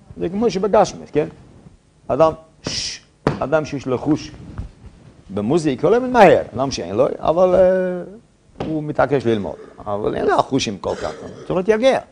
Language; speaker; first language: Hebrew; non-native, fluent; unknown